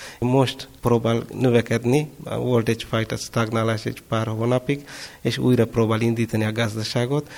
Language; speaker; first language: Hungarian; non-native, fluent; Kannada